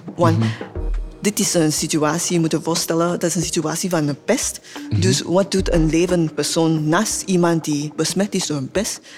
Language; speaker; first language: Dutch; non-native, fluent; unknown